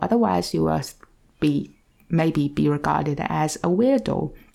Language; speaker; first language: English; non-native, fluent; Chinese